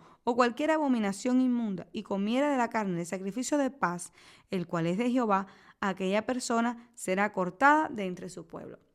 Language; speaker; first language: Spanish; native; Spanish